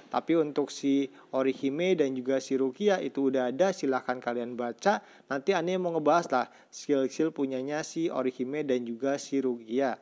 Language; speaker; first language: Indonesian; native; Indonesian